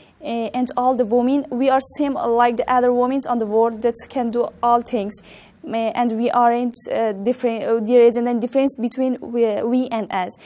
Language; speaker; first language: English; non-native, learner; Persian